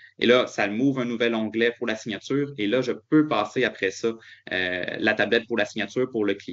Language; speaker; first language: French; native; French